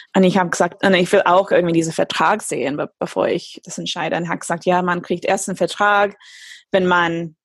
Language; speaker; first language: German; non-native, fluent; English